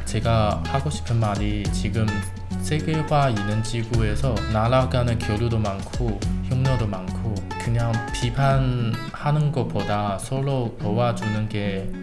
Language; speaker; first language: Korean; non-native, learner; Chinese